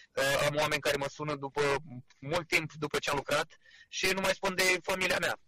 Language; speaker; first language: Romanian; native; Romanian